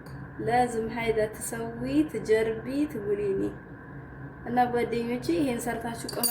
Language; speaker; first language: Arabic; non-native, learner; Amharic